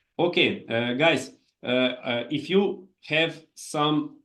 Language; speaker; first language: English; non-native, fluent; Hungarian